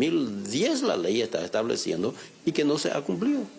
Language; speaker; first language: Spanish; native; Spanish